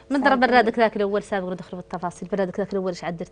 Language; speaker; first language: Arabic; native; Arabic